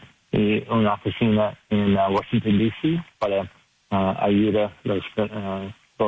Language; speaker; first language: Spanish; non-native, learner; English